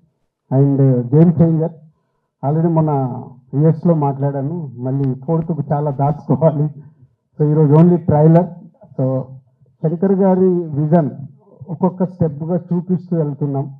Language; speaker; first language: Telugu; native; Telugu